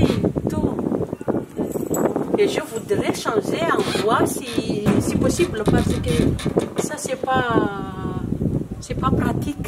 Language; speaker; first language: French; non-native, local second language; Malagasy